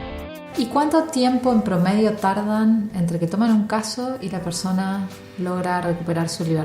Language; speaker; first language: Spanish; native; Spanish